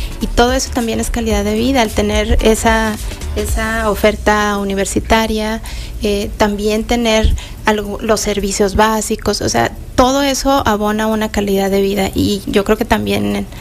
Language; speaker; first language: Spanish; native; Spanish